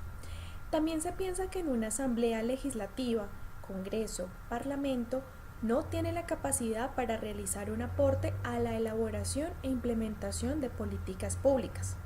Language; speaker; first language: Spanish; native; Spanish